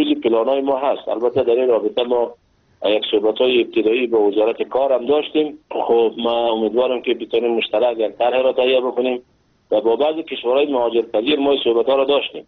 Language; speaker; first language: Persian; native; Persian